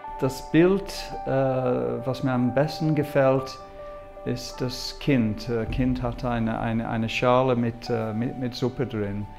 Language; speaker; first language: German; non-native, fluent; English